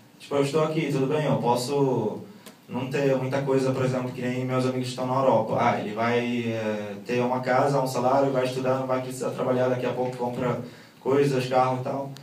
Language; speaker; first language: Portuguese; non-native, fluent; Arabic